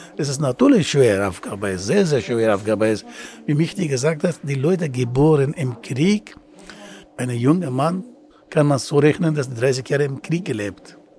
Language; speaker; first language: German; non-native, learner; Persian